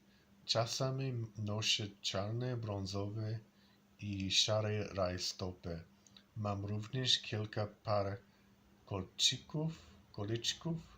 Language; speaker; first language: Polish; non-native, learner; English